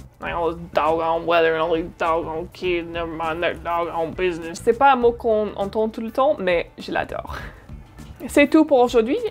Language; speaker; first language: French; non-native, fluent; English